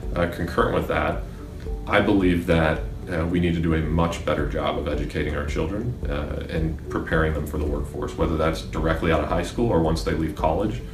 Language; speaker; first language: English; native; English